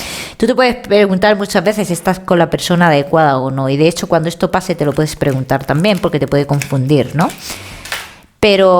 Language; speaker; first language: Spanish; native; Spanish